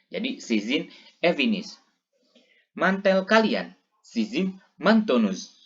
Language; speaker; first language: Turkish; non-native, fluent; Indonesian